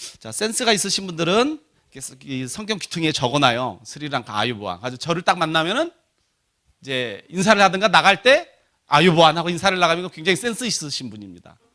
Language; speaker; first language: Korean; native; Korean